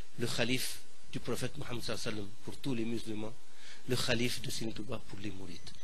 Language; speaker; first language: French; non-native, local second language; Arabic